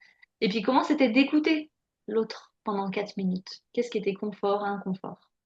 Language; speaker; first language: French; native; French